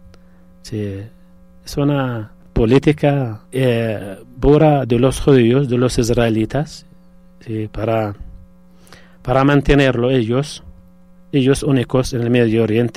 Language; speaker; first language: Spanish; non-native, fluent; Arabic